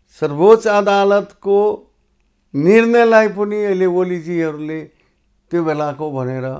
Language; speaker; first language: Nepali; non-native, local second language; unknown